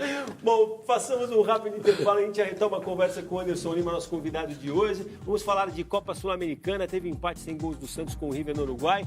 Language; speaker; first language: Portuguese; native; Portuguese